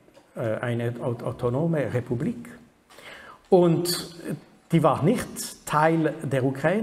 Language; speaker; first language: German; non-native, fluent; French